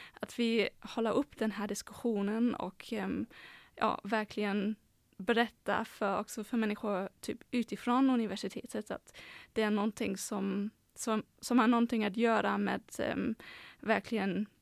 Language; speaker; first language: Swedish; non-native, fluent; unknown